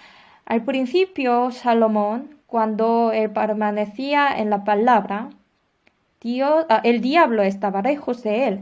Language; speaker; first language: Spanish; non-native, fluent; Korean